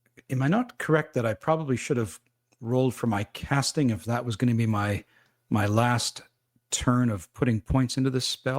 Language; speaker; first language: English; native; English